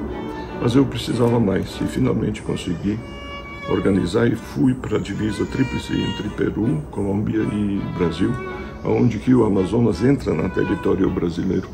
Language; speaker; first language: Portuguese; non-native, fluent; Serbian